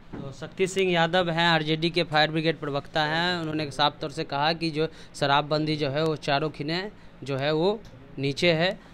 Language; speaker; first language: Hindi; native; Hindi